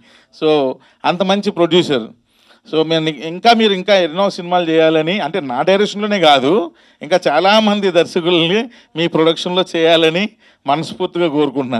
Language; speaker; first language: Telugu; native; Telugu